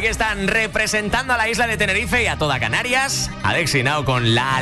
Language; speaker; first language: Spanish; native; Spanish